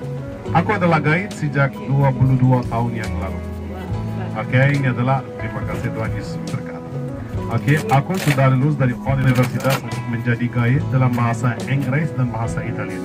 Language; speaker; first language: Indonesian; non-native, fluent; Arabic